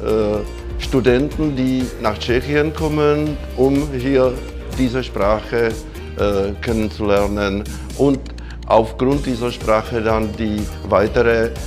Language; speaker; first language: German; non-native, fluent; Czech